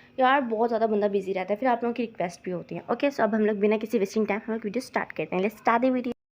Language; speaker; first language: Urdu; non-native, local second language; Punjabi